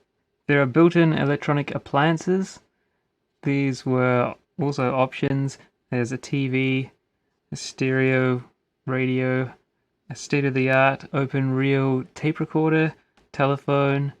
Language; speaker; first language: English; native; English